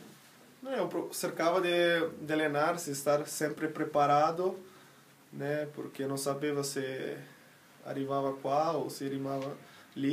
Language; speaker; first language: Italian; non-native, learner; Portuguese